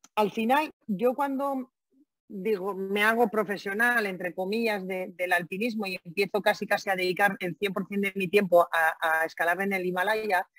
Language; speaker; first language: Spanish; native; Spanish